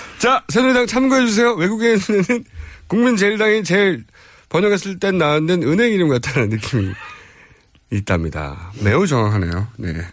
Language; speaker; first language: Korean; native; Korean